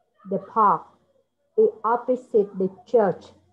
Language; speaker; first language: English; non-native, learner; Vietnamese